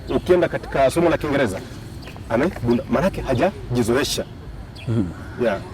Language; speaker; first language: Swahili; non-native, local second language; Luyia